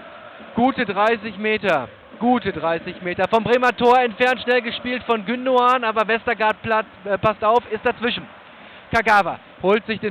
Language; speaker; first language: German; native; German